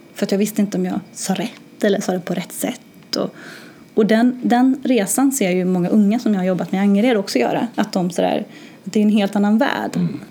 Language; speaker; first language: Swedish; early bilingual, other home language; Arabic